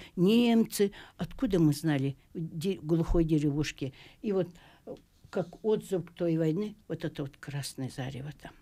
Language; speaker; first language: Russian; native; Russian